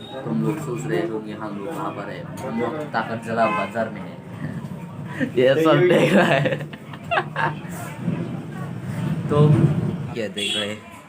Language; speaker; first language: Hindi; non-native, local second language; Kok Borok